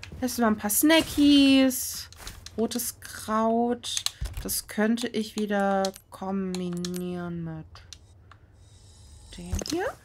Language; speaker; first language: German; native; German